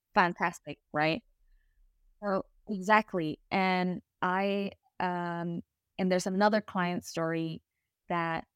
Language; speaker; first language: English; non-native, fluent; Indonesian